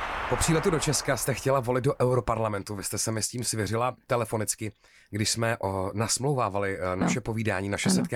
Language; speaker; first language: Czech; native; Czech